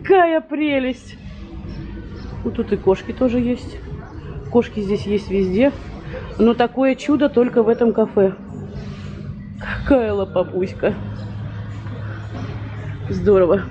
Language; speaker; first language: Russian; native; Russian